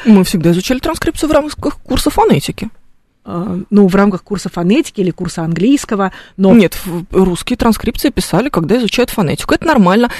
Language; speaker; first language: Russian; native; Russian